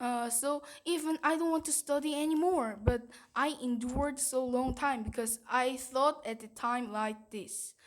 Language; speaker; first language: English; non-native, learner; Korean